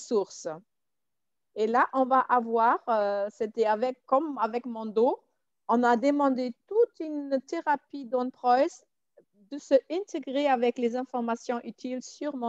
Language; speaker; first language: French; non-native, fluent; German